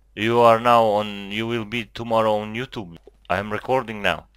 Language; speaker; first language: English; non-native, learner; Albanian